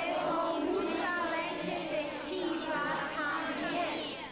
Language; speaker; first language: Spanish; non-native, learner; English